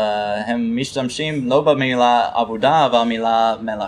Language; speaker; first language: Hebrew; non-native, fluent; English